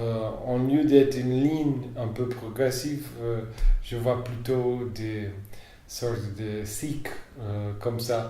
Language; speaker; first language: French; non-native, fluent; English